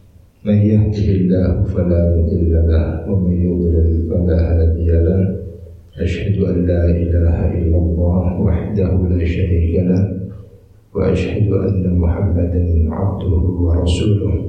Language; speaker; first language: Arabic; non-native, fluent; Indonesian